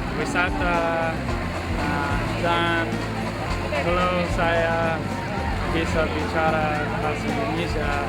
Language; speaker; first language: Indonesian; non-native, learner; Japanese